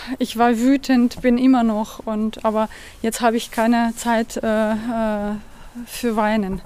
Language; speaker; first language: German; non-native, fluent; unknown